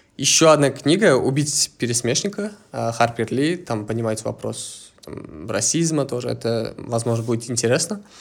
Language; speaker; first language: Russian; non-native, local second language; Uzbek